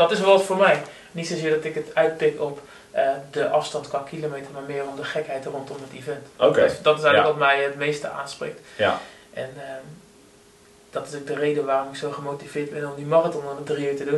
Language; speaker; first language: Dutch; native; Dutch